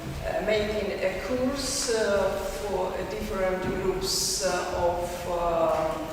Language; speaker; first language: English; non-native, learner; Ukrainian